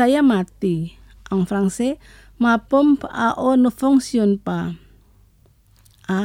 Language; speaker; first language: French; non-native, fluent; Indonesian